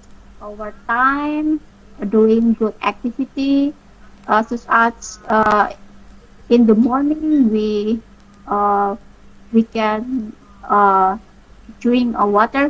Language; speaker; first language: English; non-native, learner; Indonesian